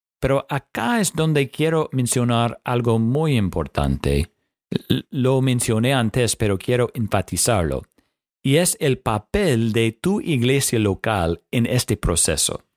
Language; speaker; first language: Spanish; non-native, fluent; English